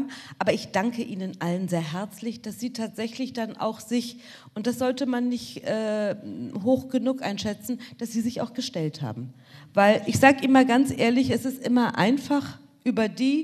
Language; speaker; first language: German; native; German